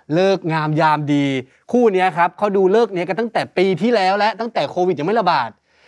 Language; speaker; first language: Thai; native; Thai